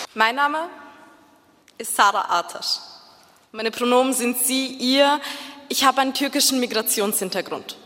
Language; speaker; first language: German; early bilingual, other home language; Zaza